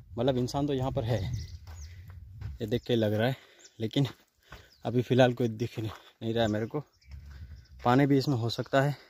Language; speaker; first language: Hindi; non-native, local second language; Kachhi